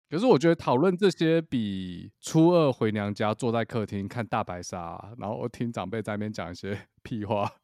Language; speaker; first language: Chinese; native; Chinese